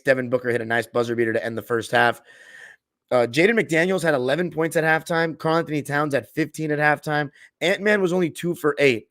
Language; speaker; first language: English; native; English